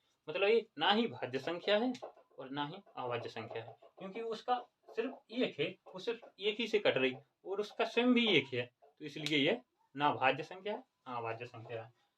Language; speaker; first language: Hindi; native; Hindi